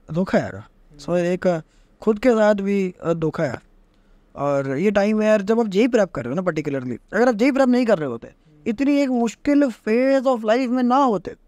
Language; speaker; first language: Hindi; native; Hindi